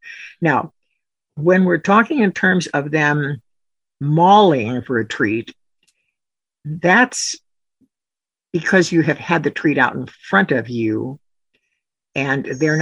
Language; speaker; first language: English; native; English